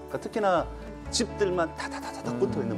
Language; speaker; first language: Korean; native; Korean